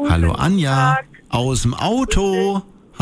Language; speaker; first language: German; native; German